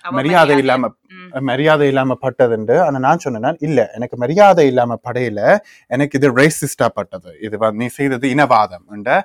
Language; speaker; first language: Tamil; early bilingual, heritage; Tamil